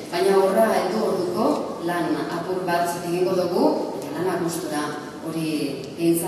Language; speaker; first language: Basque; native; Basque